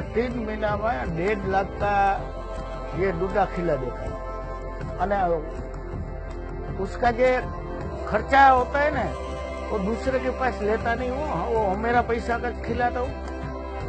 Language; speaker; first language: Hindi; non-native, local second language; Gujarati